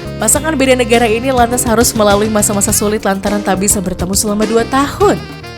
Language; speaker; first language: Indonesian; native; Indonesian